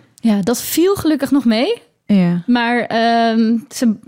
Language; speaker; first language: Dutch; native; Dutch